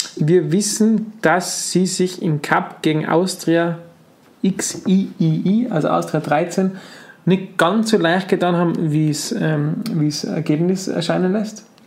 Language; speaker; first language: German; native; German